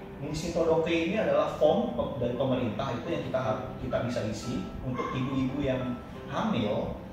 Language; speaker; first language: Indonesian; native; Indonesian